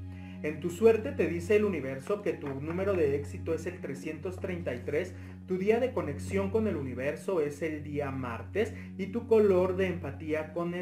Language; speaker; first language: Spanish; native; Spanish